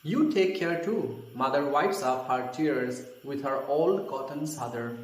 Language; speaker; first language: English; non-native, local second language; Assamese